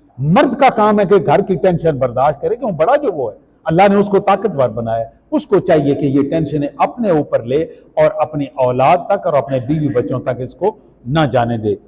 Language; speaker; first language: Urdu; non-native, local second language; Punjabi